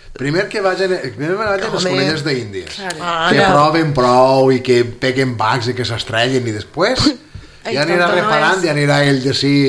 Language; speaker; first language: Catalan; native; Catalan